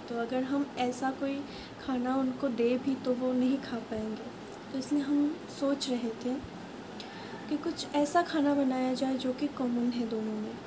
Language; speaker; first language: Hindi; non-native, local second language; Bangla